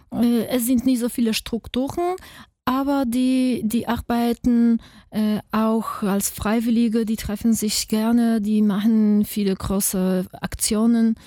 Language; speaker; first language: German; non-native, fluent; Polish